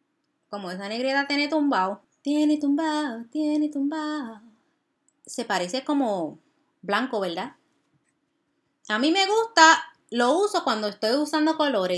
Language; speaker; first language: Spanish; early bilingual, heritage; Spanish